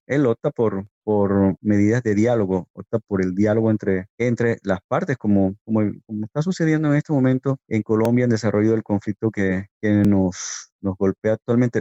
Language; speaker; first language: Spanish; native; Spanish